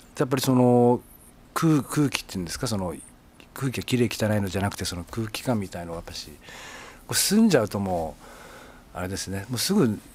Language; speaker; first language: Japanese; native; Japanese